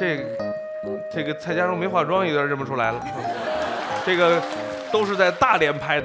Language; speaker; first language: Chinese; native; Chinese